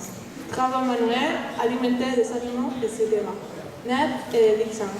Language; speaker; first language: French; non-native, learner; Spanish